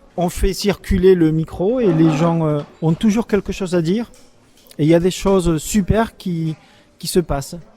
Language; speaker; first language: French; native; French